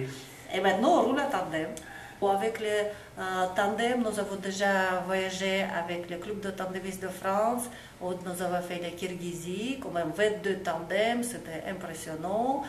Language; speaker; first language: French; non-native, fluent; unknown